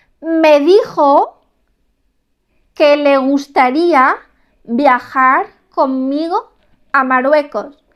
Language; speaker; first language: Spanish; non-native, fluent; Arabic